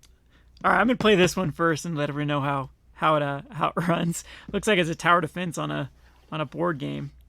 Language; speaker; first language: English; native; English